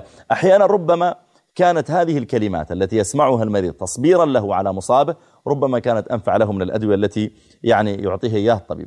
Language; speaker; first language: Arabic; native; Arabic